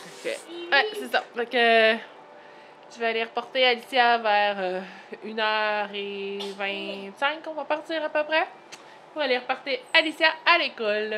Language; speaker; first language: French; native; French